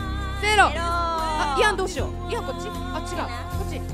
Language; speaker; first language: Japanese; native; Japanese